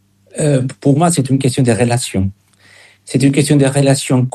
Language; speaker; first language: French; non-native, fluent; Spanish